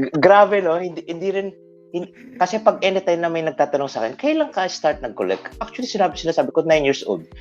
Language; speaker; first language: Filipino; native; Filipino